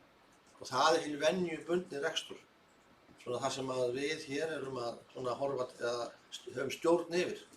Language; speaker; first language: Icelandic; native; Icelandic